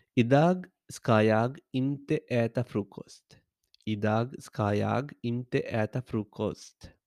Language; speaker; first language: Swedish; non-native, learner; English